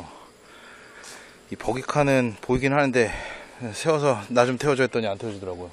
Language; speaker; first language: Korean; native; Korean